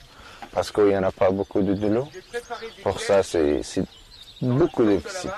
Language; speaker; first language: French; non-native, learner; Persian